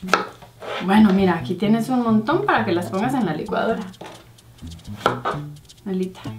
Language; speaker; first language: Spanish; native; Spanish